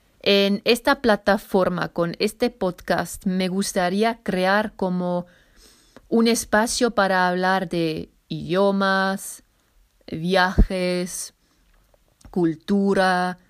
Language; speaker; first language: Spanish; non-native, fluent; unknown